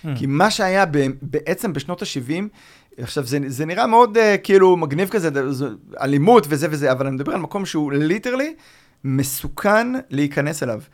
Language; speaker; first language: Hebrew; native; Hebrew